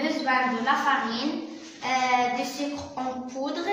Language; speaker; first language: French; non-native, learner; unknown